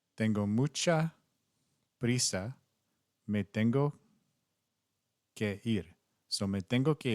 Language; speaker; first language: Spanish; non-native, learner; English